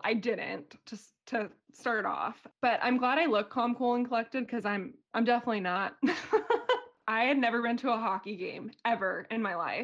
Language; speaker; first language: English; native; English